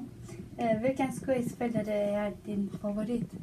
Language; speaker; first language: Swedish; non-native, learner; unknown